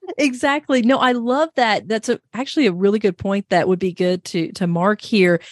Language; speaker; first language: English; native; English